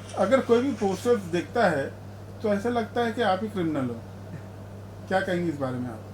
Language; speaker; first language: Hindi; native; Hindi